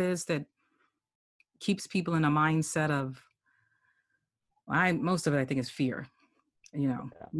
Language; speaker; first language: English; native; English